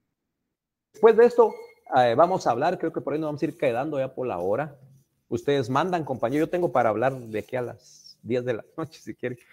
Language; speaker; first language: Spanish; native; Spanish